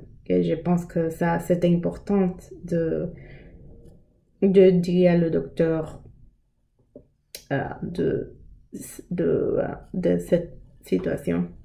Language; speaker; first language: French; non-native, learner; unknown